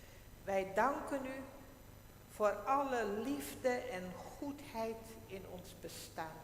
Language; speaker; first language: Dutch; non-native, local second language; Western Frisian